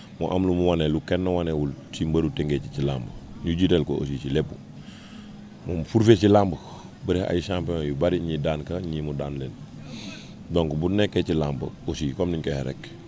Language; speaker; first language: Wolof; native; Wolof